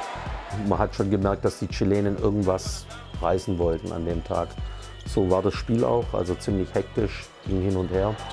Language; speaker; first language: German; native; German